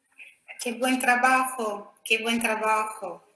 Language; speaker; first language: Spanish; non-native, fluent; Italian